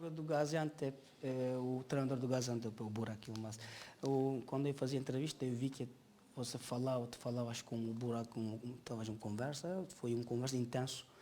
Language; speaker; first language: Portuguese; non-native, learner; Turkish